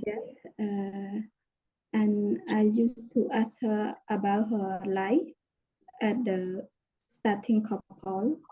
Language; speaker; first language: English; non-native, learner; Khmer